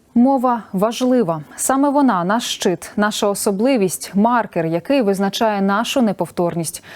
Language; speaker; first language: Ukrainian; native; Ukrainian